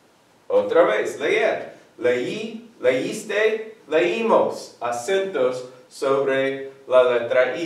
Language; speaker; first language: Spanish; non-native, fluent; English